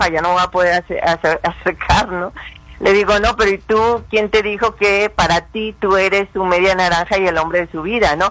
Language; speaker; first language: Spanish; native; Spanish